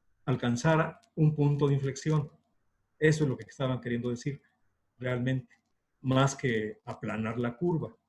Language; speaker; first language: Spanish; native; Spanish